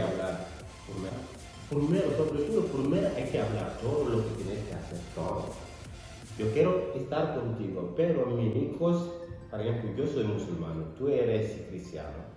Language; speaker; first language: Spanish; non-native, learner; Fula